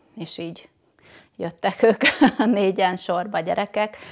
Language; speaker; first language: Hungarian; native; Hungarian